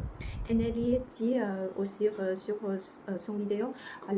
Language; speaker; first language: French; non-native, learner; Chinese